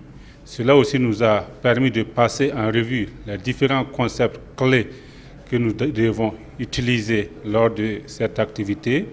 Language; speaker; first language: French; non-native, local second language; Mossi